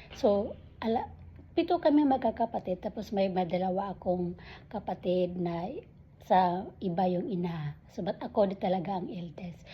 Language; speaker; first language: Filipino; non-native, local second language; Cebuano